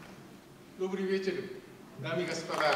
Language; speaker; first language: Russian; non-native, fluent; Japanese